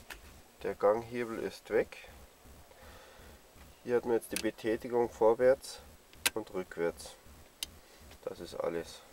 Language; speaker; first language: German; native; German